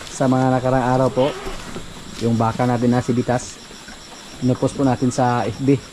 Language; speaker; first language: Filipino; non-native, local second language; Cebuano